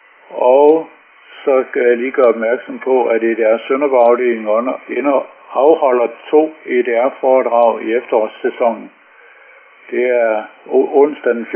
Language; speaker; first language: Danish; native; Danish